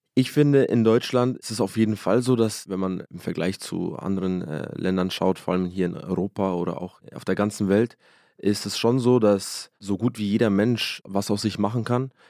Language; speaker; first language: German; early bilingual, other home language; Arabic